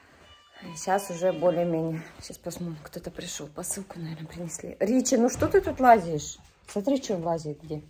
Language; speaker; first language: Russian; native; Russian